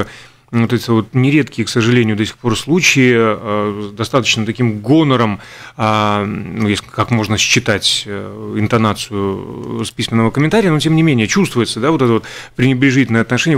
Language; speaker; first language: Russian; native; Russian